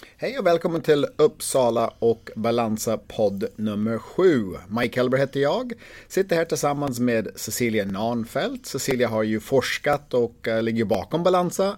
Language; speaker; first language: Swedish; non-native, fluent; English